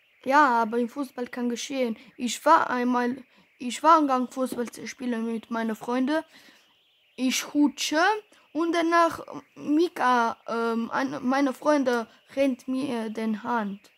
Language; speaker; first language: German; non-native, learner; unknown